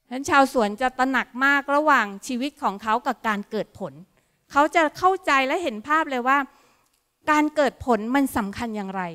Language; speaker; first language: Thai; native; Thai